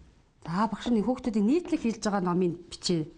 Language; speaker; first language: Mongolian; native; Mongolian